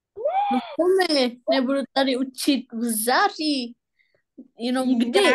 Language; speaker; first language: Czech; non-native, learner; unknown